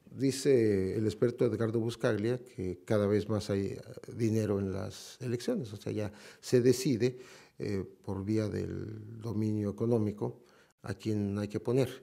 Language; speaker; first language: Spanish; native; Spanish